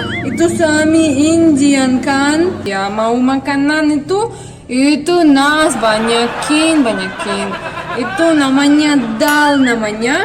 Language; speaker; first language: Indonesian; non-native, learner; Russian